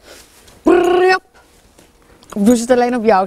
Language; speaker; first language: Dutch; native; Dutch